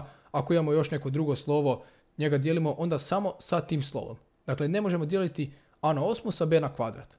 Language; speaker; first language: Croatian; native; Croatian